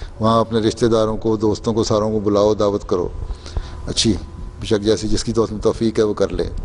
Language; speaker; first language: Urdu; native; Urdu